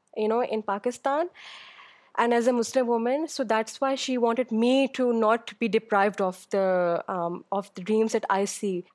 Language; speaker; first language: English; non-native, local second language; Urdu